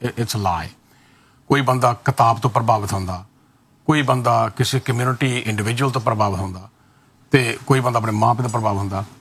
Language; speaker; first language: Punjabi; early bilingual, heritage; Punjabi